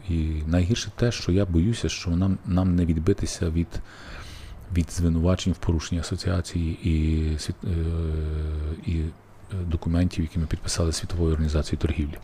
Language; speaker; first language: Ukrainian; native; Ukrainian